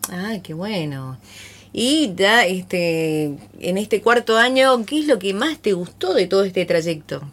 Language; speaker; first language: Spanish; native; Spanish